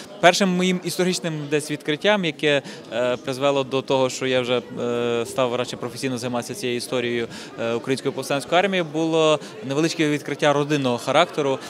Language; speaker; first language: Ukrainian; native; Ukrainian